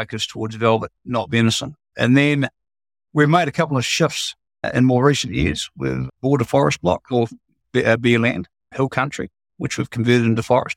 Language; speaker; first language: English; native; English